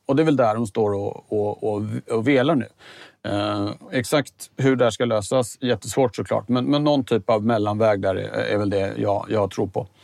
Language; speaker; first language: Swedish; native; Swedish